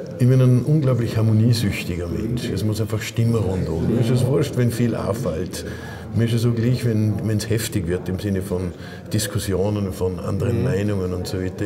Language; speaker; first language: German; native; German